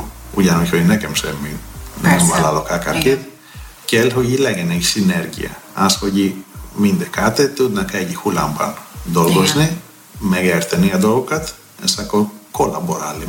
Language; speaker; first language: Hungarian; non-native, fluent; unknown